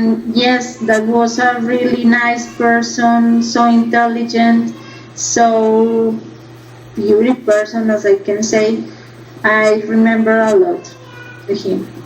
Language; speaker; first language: English; non-native, learner; Spanish